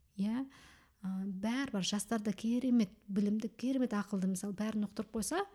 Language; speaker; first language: Kazakh; early bilingual, heritage; Kazakh